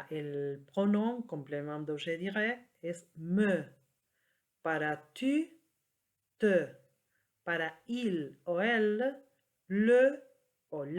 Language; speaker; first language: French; non-native, fluent; Spanish